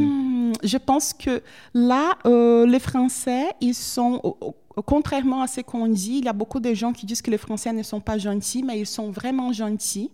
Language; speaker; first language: French; non-native, fluent; Portuguese